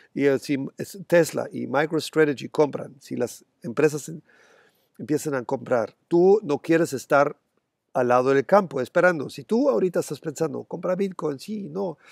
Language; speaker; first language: Spanish; non-native, fluent; German